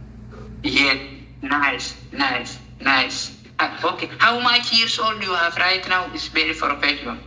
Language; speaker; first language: English; non-native, learner; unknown